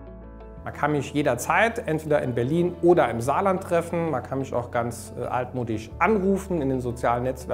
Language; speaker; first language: German; native; German